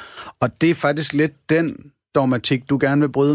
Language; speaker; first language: Danish; native; Danish